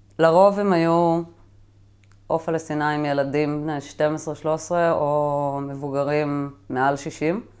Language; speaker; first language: Hebrew; native; Hebrew